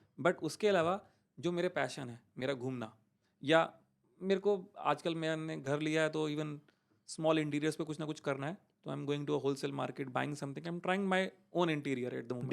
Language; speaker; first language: Hindi; native; Hindi